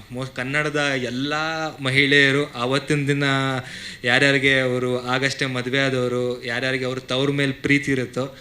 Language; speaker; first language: Kannada; native; Kannada